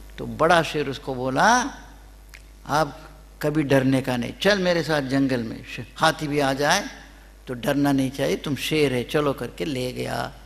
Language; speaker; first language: Hindi; non-native, local second language; Kannada